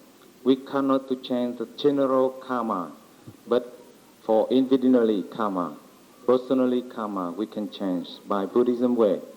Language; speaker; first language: English; non-native, learner; Vietnamese